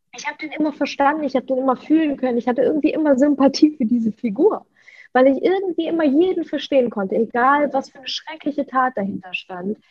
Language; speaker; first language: German; early bilingual, other home language; Russian